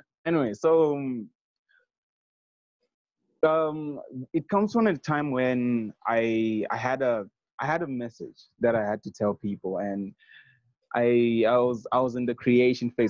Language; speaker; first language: English; non-native, local second language; Nyanja